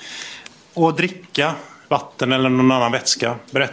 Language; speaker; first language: Swedish; native; Swedish